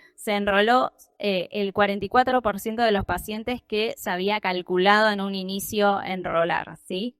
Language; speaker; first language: Spanish; native; Spanish